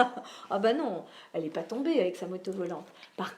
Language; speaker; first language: French; native; French